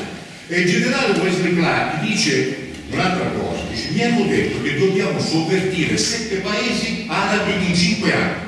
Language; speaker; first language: Italian; native; Italian